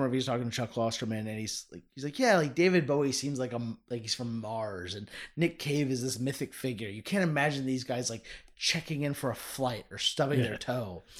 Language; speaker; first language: English; native; English